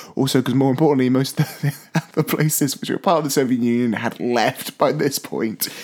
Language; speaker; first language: English; native; English